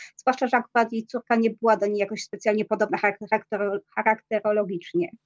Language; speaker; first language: Polish; native; Polish